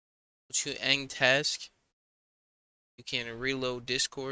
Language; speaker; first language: English; native; English